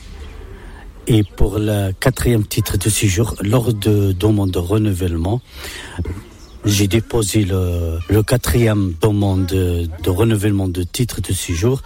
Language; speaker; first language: French; non-native, local second language; Arabic